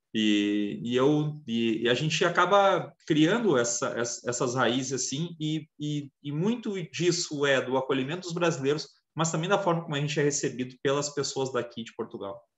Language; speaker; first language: Portuguese; native; Portuguese